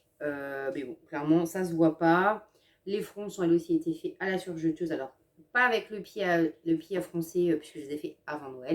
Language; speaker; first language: French; native; French